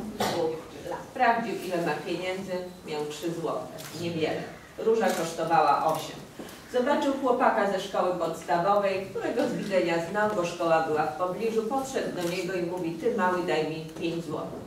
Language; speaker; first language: Polish; native; Polish